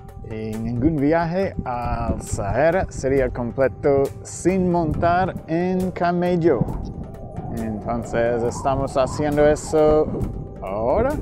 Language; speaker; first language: Spanish; non-native, fluent; English